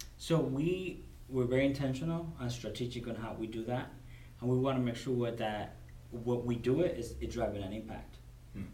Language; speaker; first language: English; non-native, fluent; Spanish